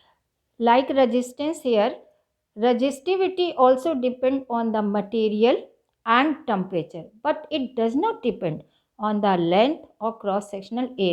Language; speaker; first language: English; non-native, local second language; Hindi